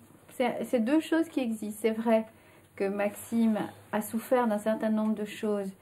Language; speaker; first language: French; native; French